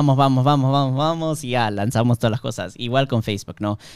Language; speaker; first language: Spanish; early bilingual, heritage; Spanish